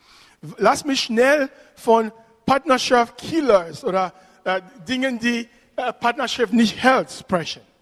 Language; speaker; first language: German; non-native, fluent; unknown